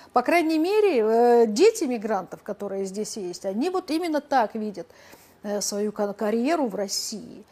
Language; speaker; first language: Russian; native; Russian